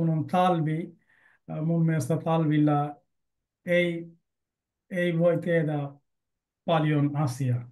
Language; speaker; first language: Finnish; non-native, learner; Bangla